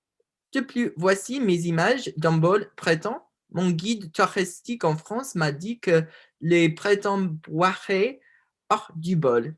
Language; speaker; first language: French; non-native, learner; English